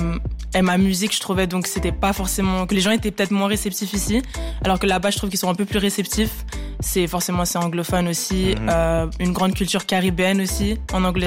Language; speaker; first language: French; early bilingual, other home language; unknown